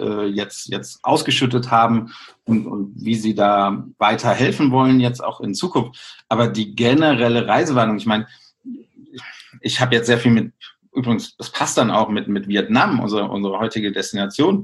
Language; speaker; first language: German; native; German